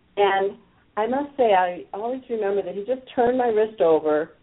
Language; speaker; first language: English; native; English